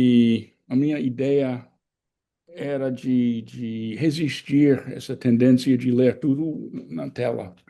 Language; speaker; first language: Portuguese; non-native, fluent; English